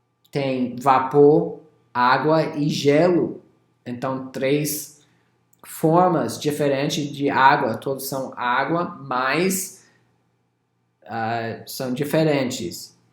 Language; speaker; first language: Portuguese; non-native, fluent; English